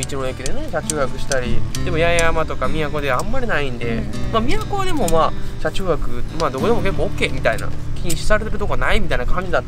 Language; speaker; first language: Japanese; native; Japanese